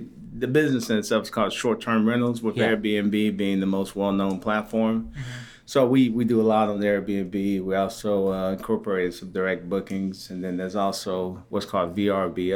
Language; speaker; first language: English; early bilingual, other home language; Haitian Creole